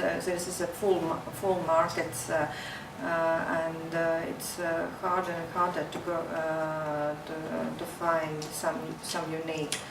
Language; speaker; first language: English; non-native, learner; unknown